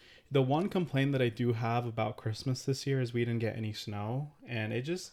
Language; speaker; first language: English; early bilingual, other home language; Spanish